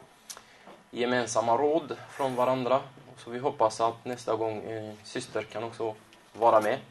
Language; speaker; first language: Swedish; non-native, fluent; Arabic